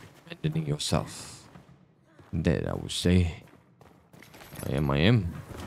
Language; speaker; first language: English; non-native, local second language; Malay